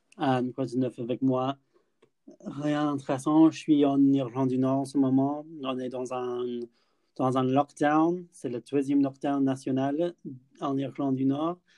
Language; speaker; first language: French; non-native, learner; English